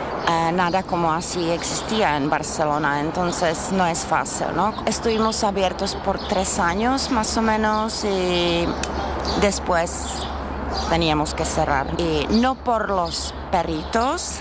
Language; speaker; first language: Spanish; non-native, fluent; Czech